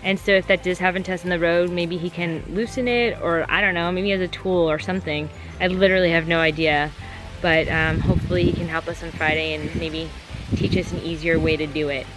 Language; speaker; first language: English; native; English